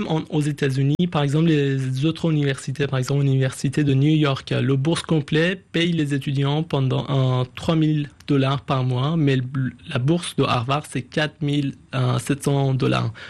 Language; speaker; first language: French; non-native, fluent; Persian